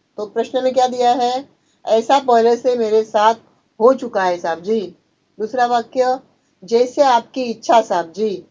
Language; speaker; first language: Hindi; non-native, local second language; Marathi